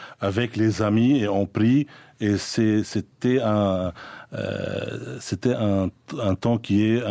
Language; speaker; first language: French; non-native, local second language; Arabic